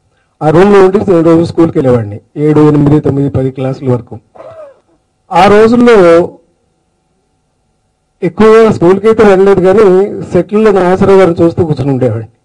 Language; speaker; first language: Telugu; native; Telugu